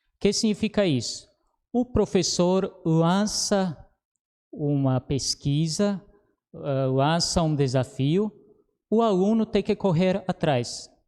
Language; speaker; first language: Portuguese; non-native, fluent; Croatian